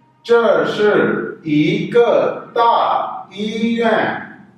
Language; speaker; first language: Chinese; non-native, fluent; Urdu